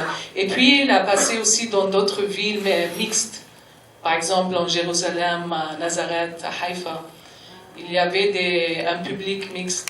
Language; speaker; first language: French; non-native, fluent; Arabic